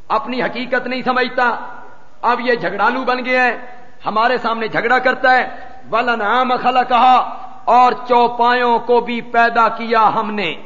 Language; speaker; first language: Urdu; non-native, local second language; Punjabi